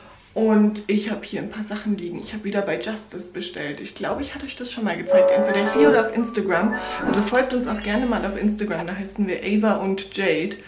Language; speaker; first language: German; native; German